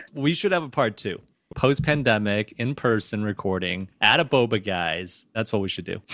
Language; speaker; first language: English; early bilingual, other home language; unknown